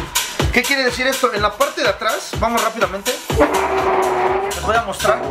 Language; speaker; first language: Spanish; native; Spanish